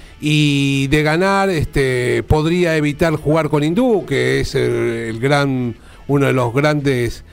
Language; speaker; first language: Spanish; native; Spanish